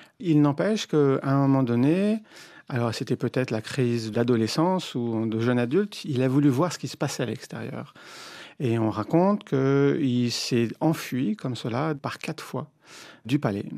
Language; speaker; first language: French; native; French